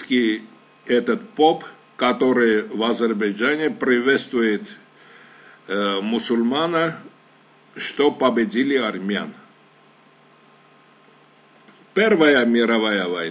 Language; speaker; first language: Russian; non-native, fluent; Armenian